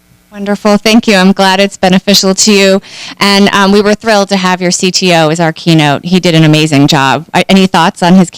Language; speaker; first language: English; native; English